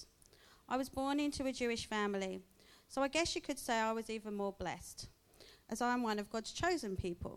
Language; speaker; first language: English; native; English